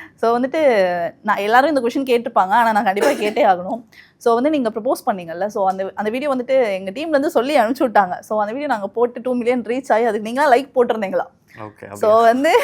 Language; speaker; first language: Tamil; native; Tamil